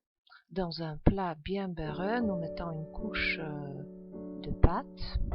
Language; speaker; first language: French; non-native, fluent; Polish